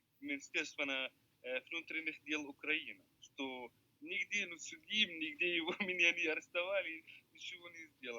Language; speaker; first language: Russian; non-native, learner; Arabic